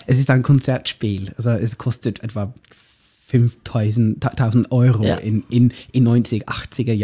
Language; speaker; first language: German; non-native, learner; Norwegian